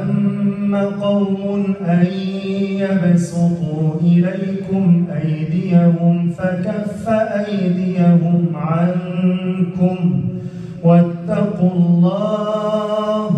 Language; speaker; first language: Arabic; native; Arabic